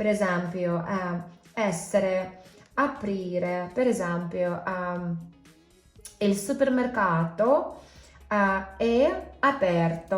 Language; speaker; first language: Italian; non-native, fluent; English